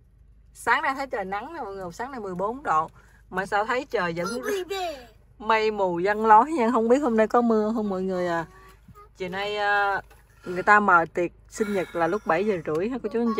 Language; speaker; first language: Vietnamese; native; Vietnamese